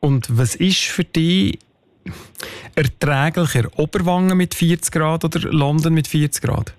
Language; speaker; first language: German; native; German